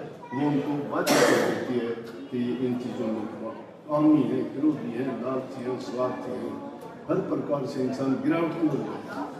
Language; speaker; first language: Hindi; native; Hindi